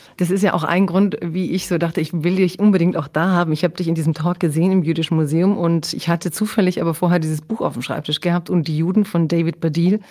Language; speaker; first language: German; early bilingual, other home language; Croatian